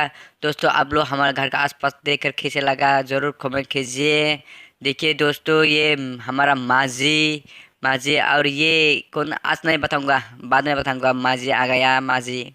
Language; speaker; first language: Hindi; non-native, local second language; Bodo